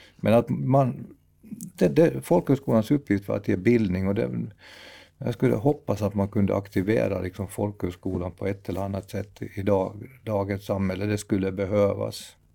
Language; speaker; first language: Swedish; native; Swedish